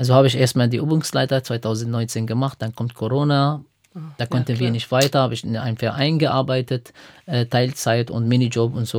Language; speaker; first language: German; non-native, fluent; Arabic